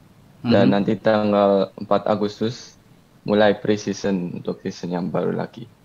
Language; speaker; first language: Indonesian; early bilingual, heritage; Indonesian